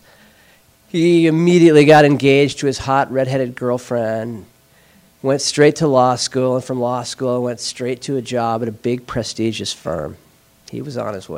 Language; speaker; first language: English; native; English